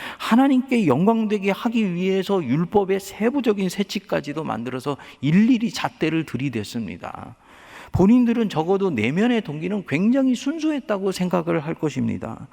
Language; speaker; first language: Korean; native; Korean